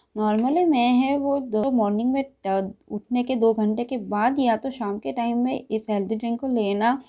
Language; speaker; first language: Hindi; non-native, local second language; Gujarati